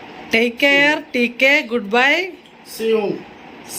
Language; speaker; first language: Malayalam; native; Malayalam